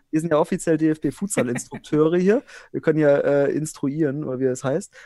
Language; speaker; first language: German; early bilingual, other home language; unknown